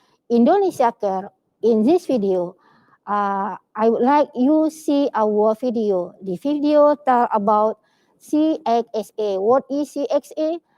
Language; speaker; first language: English; non-native, learner; Indonesian